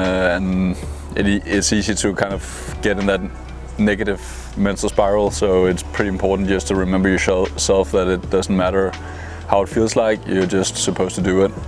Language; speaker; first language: English; non-native, fluent; Danish